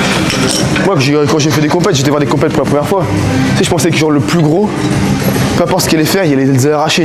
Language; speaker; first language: French; native; French